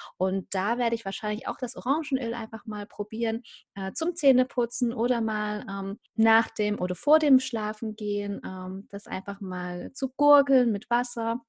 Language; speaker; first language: German; native; German